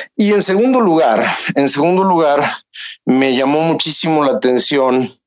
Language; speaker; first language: Spanish; native; Spanish